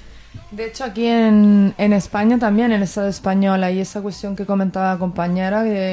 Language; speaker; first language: Spanish; native; Spanish